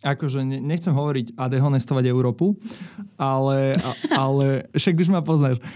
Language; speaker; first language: Slovak; native; Slovak